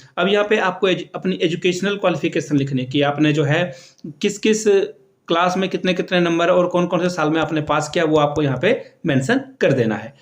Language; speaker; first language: Hindi; native; Hindi